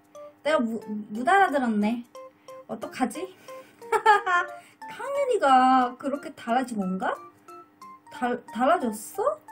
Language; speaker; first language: Korean; non-native, learner; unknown